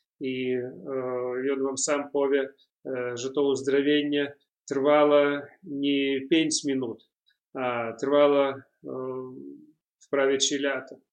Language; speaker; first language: Polish; non-native, learner; Belarusian